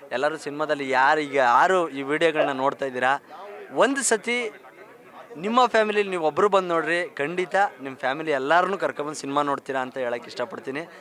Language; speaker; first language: Kannada; native; Kannada